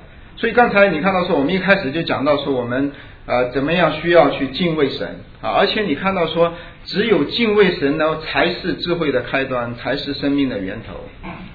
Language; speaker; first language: Chinese; native; Chinese